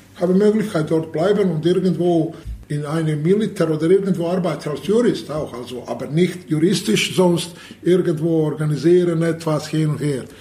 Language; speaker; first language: German; non-native, learner; Bosnian